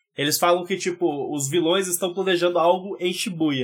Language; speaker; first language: Portuguese; native; Portuguese